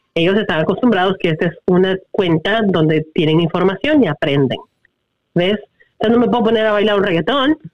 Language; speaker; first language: Spanish; native; Spanish